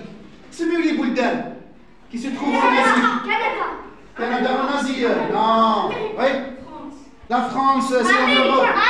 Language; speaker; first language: French; non-native, fluent; Arabic